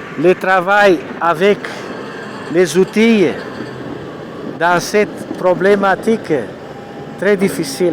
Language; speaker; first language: French; non-native, learner; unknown